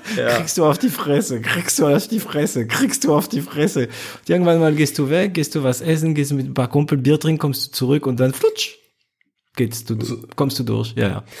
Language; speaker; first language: German; non-native, fluent; French